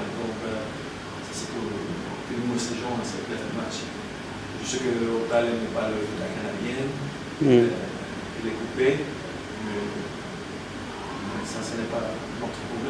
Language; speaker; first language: French; non-native, learner; Spanish